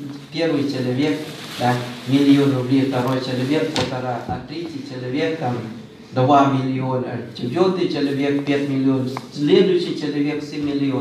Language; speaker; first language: Russian; non-native, fluent; Thai